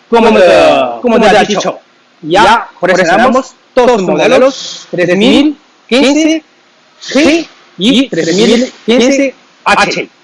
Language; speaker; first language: Spanish; non-native, learner; Chinese